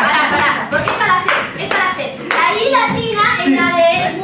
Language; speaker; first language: Spanish; native; Spanish